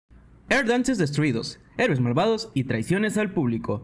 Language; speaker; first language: Spanish; native; Spanish